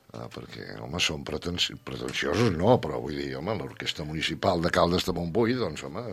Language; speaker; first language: Catalan; native; Catalan